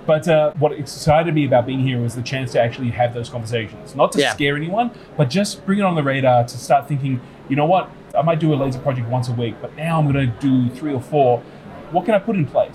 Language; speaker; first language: English; native; English